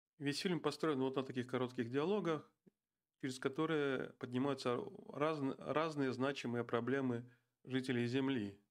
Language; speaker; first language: Russian; native; Russian